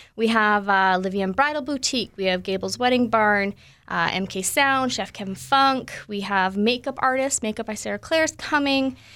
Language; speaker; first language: English; native; English